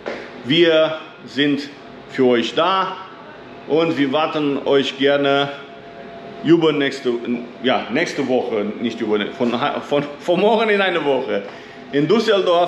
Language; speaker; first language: German; non-native, fluent; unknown